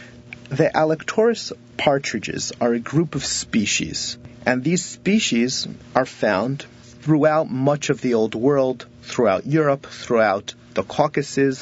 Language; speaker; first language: English; native; English